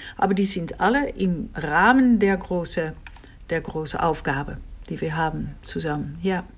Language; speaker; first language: German; non-native, fluent; Dutch